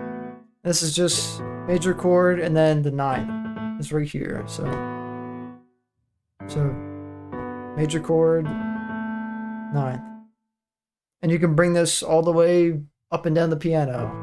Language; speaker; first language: English; native; English